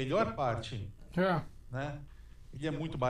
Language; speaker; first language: Portuguese; native; Portuguese